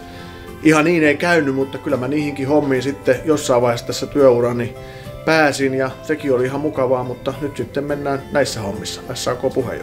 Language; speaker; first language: Finnish; native; Finnish